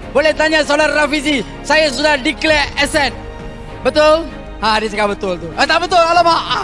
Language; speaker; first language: Malay; non-native, local second language; Tamil